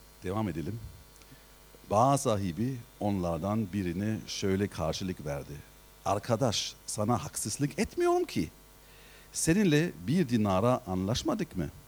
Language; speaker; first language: Turkish; non-native, fluent; German